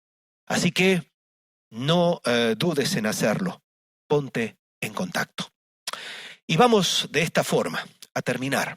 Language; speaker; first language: Spanish; native; Spanish